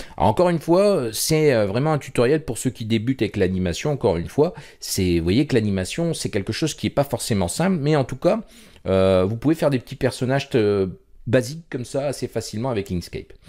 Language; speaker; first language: French; native; French